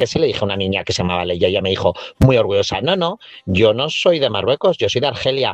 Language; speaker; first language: Spanish; native; Spanish